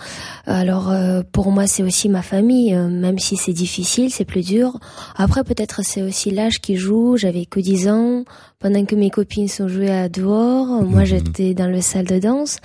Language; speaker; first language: French; non-native, fluent; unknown